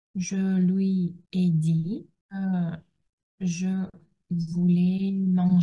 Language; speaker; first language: French; non-native, learner; Russian